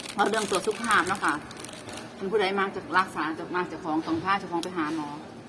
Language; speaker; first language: Thai; native; Thai